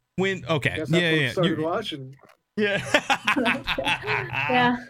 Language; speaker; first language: English; native; English